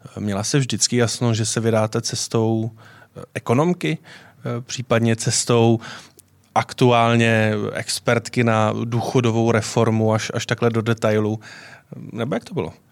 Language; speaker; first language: Czech; native; Czech